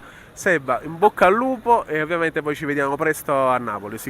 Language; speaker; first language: Italian; native; Italian